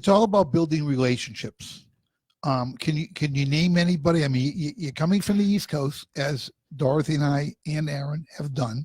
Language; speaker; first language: English; native; English